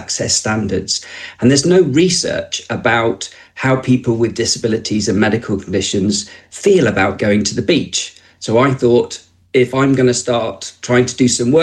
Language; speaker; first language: English; native; English